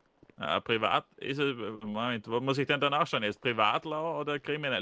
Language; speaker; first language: German; native; German